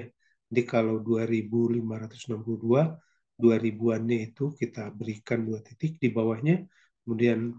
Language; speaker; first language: Indonesian; native; Indonesian